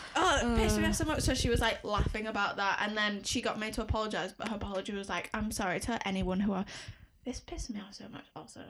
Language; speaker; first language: English; native; English